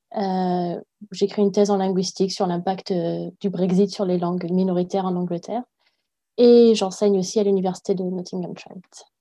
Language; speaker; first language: French; native; French